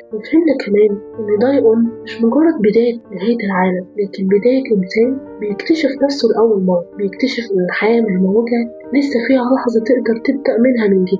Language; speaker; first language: Arabic; native; Arabic